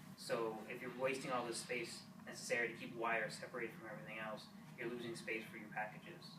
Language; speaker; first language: English; native; English